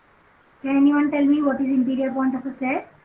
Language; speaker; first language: English; non-native, local second language; Marathi